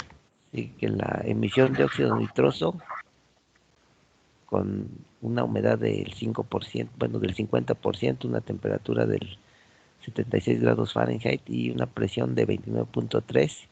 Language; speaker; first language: Spanish; native; Spanish